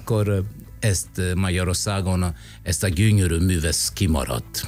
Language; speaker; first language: Hungarian; non-native, fluent; Italian